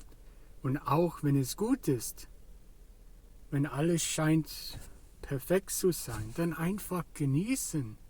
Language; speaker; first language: German; non-native, fluent; English